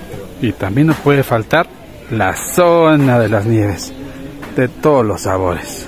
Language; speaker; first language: Spanish; native; Spanish